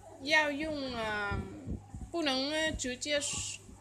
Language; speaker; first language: Chinese; non-native, learner; Vietnamese